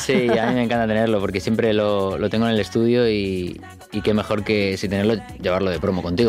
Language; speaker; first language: Spanish; native; Spanish